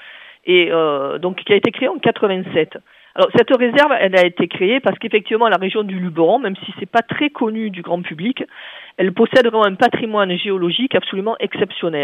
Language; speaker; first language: French; native; French